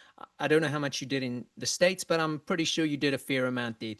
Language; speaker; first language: English; native; English